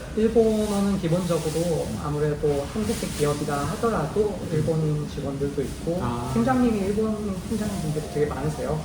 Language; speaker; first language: Korean; native; Korean